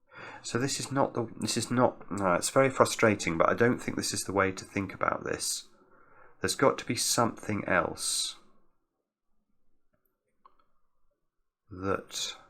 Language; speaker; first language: English; native; English